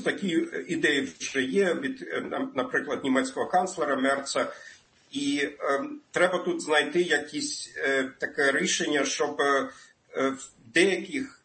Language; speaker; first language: Ukrainian; non-native, fluent; German